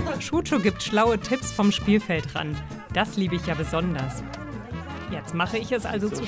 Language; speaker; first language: German; native; German